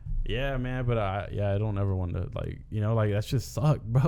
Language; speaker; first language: English; early bilingual, other home language; Spanish